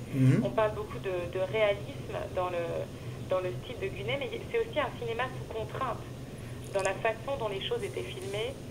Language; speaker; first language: French; native; French